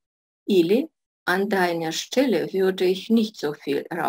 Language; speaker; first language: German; non-native, fluent; Russian